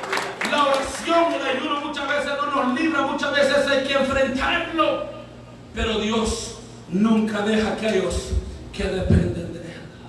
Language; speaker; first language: Spanish; native; Spanish